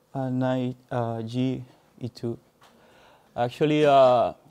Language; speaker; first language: English; non-native, fluent; Spanish